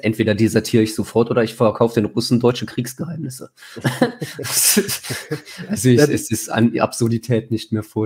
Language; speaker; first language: German; native; German